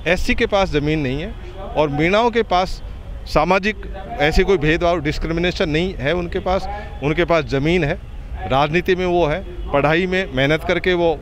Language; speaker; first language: Hindi; native; Hindi